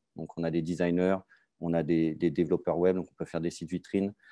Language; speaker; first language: French; native; French